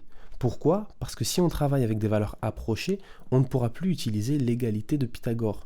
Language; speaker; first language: French; native; French